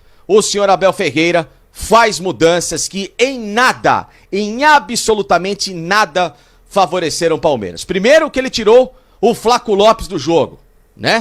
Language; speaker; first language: Portuguese; native; Portuguese